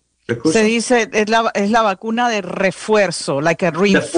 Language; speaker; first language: Spanish; native; Spanish